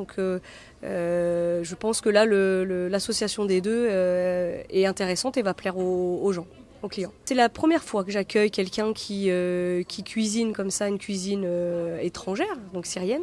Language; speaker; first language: French; native; French